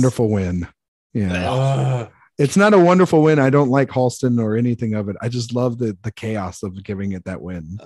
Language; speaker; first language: English; native; English